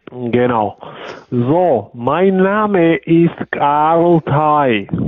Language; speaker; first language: German; non-native, learner; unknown